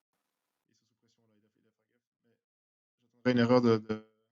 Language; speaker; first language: French; native; French